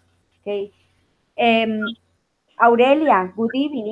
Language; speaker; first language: English; non-native, learner; Spanish